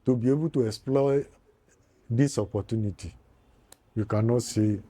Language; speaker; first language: English; non-native, local second language; Yoruba